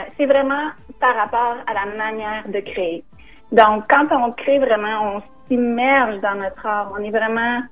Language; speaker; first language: French; native; French